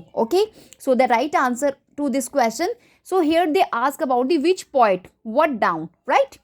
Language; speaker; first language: English; non-native, local second language; Hindi